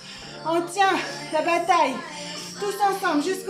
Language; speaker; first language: French; native; French